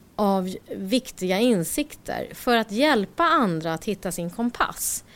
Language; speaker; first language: Swedish; early bilingual, other home language; Korean